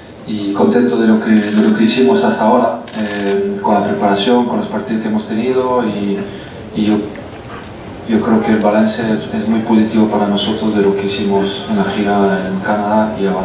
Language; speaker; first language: Spanish; non-native, fluent; French